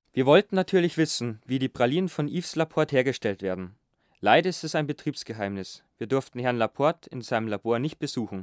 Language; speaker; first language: German; native; German